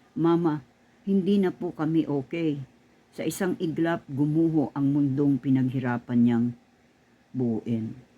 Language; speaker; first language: Filipino; native; Filipino